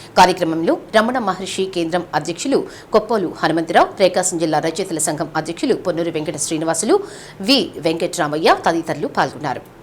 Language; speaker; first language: Telugu; native; Telugu